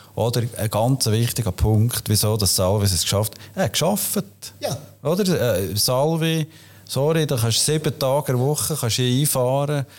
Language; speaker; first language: German; native; German